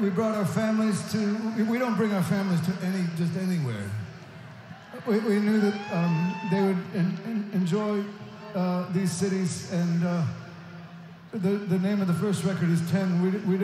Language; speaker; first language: English; native; English